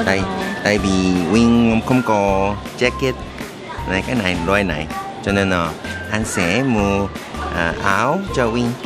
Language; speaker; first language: Vietnamese; non-native, learner; Korean